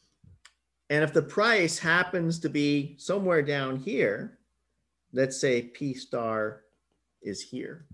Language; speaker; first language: English; native; English